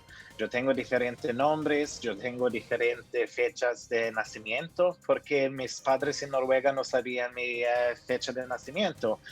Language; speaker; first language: Spanish; early bilingual, heritage; Norwegian